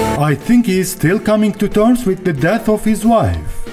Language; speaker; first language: English; non-native, fluent; Turkish